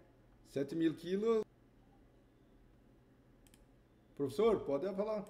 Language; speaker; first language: Spanish; non-native, learner; Portuguese